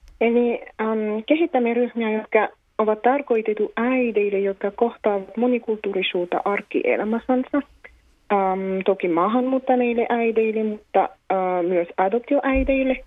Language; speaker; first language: Finnish; non-native, fluent; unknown